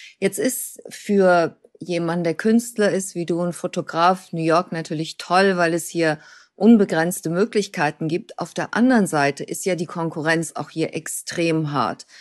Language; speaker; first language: German; native; German